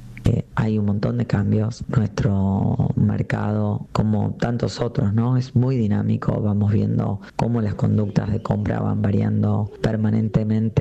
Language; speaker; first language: Spanish; native; Spanish